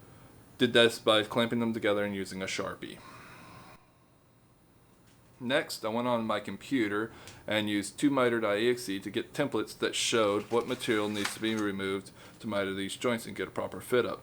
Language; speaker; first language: English; native; English